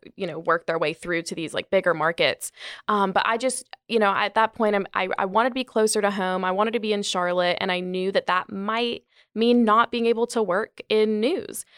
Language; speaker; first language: English; native; English